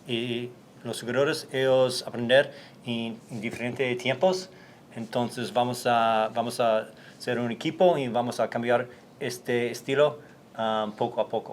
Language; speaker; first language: Spanish; non-native, learner; English